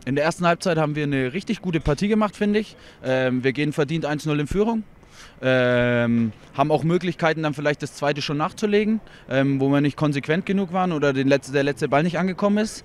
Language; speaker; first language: German; native; German